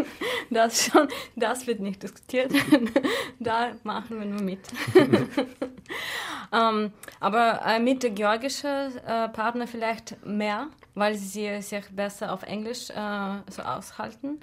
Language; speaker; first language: German; non-native, fluent; Russian